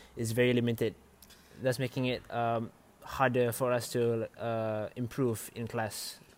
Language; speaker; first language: English; non-native, local second language; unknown